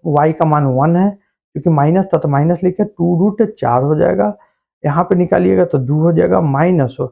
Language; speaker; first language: Hindi; native; Hindi